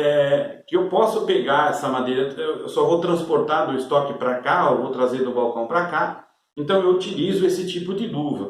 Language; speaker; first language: Portuguese; native; Portuguese